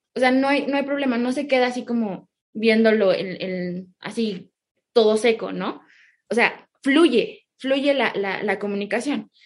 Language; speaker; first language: Spanish; early bilingual, heritage; Spanish